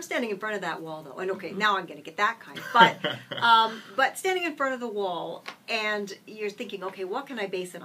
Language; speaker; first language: English; native; English